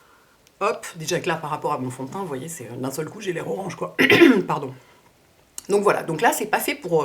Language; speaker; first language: French; native; French